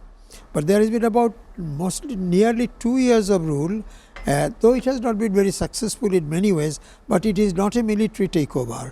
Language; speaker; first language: English; non-native, local second language; Bangla